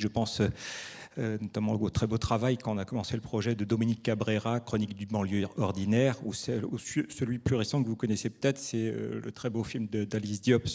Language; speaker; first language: French; native; French